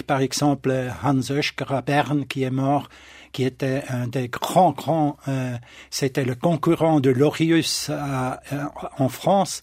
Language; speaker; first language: French; non-native, local second language; German